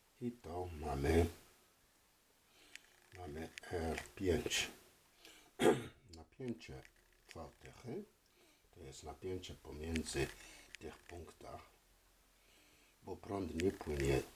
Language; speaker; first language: Polish; non-native, fluent; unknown